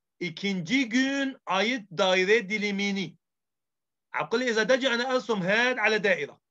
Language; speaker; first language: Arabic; native; Arabic